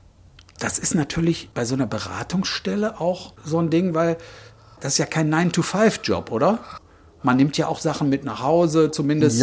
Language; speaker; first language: German; native; German